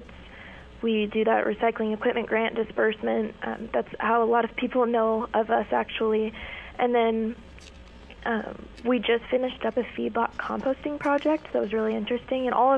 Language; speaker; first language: English; native; English